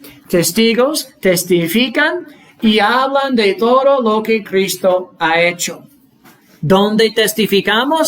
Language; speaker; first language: Spanish; non-native, fluent; English